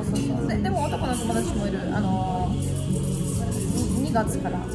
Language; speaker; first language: Japanese; non-native, fluent; Russian